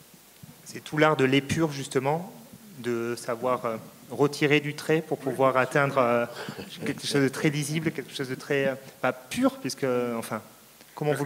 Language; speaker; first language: French; native; French